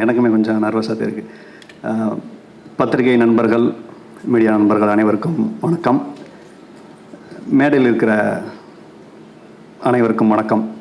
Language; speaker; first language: Tamil; native; Tamil